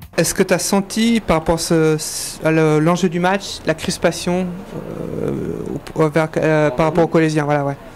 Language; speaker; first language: French; native; French